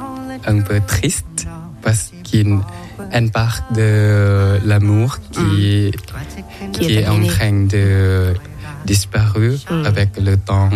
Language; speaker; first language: French; non-native, learner; Thai